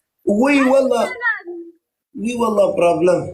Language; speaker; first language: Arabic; non-native, learner; Pashto